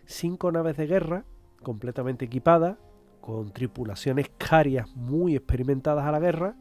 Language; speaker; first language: Spanish; native; Spanish